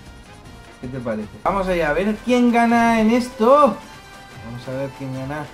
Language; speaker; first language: Spanish; native; Spanish